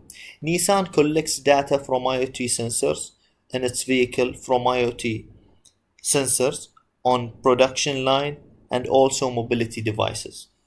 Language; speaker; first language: English; non-native, fluent; Arabic